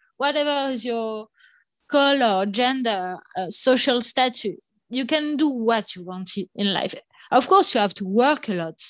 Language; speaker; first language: English; non-native, fluent; French